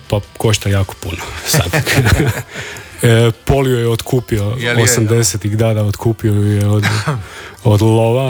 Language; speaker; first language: Serbian; native; Serbian